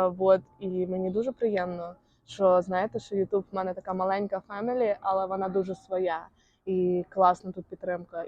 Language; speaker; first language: Ukrainian; non-native, local second language; Russian